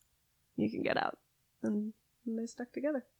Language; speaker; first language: English; native; English